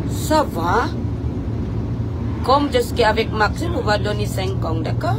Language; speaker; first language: French; non-native, learner; Filipino